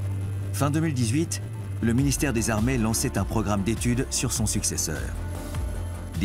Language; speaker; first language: French; native; French